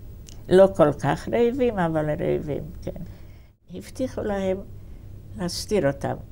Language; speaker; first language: Hebrew; non-native, fluent; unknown